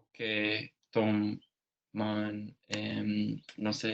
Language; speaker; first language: Spanish; non-native, learner; English